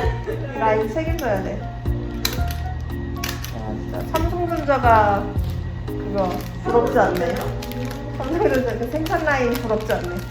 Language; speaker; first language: Korean; native; Korean